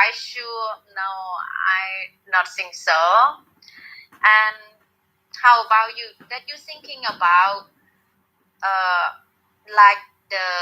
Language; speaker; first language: English; non-native, learner; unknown